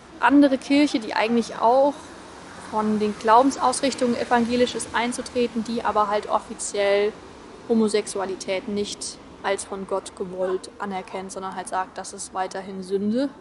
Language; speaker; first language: German; native; German